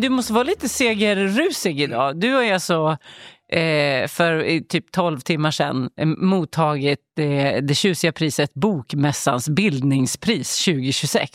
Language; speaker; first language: Swedish; native; Swedish